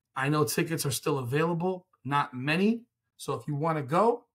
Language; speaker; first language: English; early bilingual, other home language; Spanish